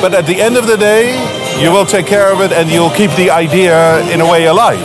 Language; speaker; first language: English; non-native, fluent; Dutch